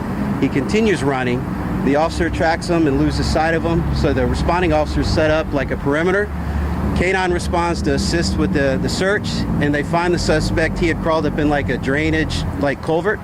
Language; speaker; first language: English; native; English